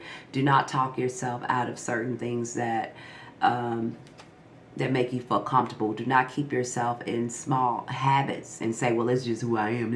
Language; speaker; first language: English; native; English